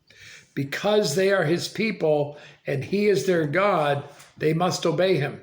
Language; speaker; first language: English; native; English